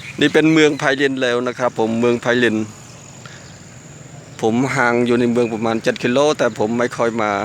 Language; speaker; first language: Thai; non-native, fluent; Khmer